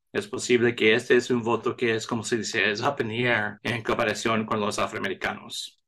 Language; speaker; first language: Spanish; early bilingual, heritage; English